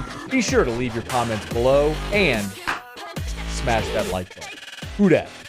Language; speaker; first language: English; native; English